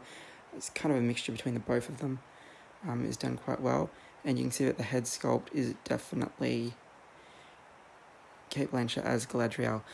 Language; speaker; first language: English; native; English